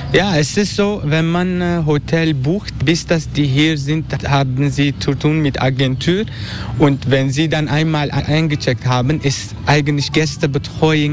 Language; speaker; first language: German; non-native, learner; Turkish